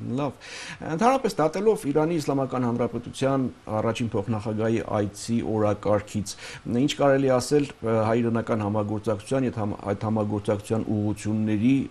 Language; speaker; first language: Armenian; native; Armenian